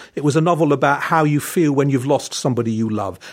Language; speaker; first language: English; native; English